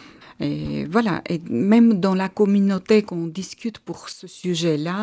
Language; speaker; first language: French; non-native, fluent; Armenian